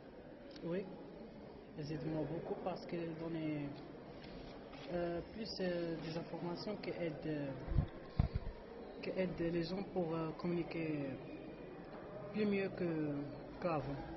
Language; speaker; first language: French; non-native, learner; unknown